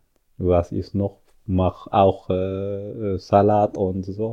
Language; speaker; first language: German; non-native, learner; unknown